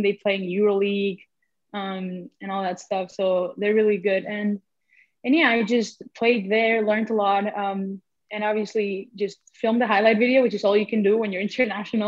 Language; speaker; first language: English; non-native, fluent; Spanish